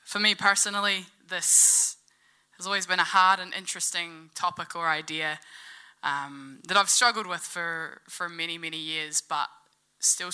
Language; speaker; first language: English; native; English